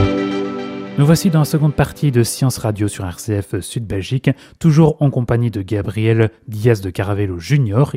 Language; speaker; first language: French; native; French